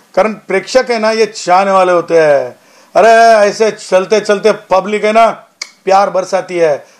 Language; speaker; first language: Hindi; non-native, local second language; Marathi